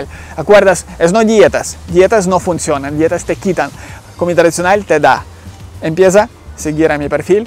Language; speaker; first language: Spanish; non-native, learner; Ukrainian